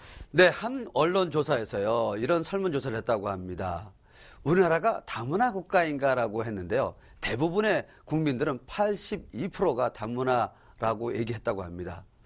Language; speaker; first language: Korean; native; Korean